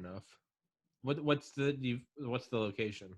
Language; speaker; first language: English; native; English